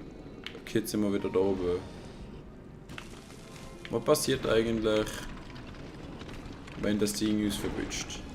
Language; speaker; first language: German; native; German